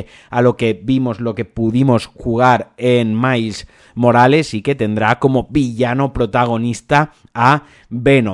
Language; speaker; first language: Spanish; native; Spanish